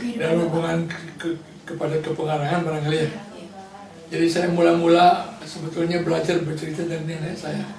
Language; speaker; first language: Indonesian; non-native, local second language; Balinese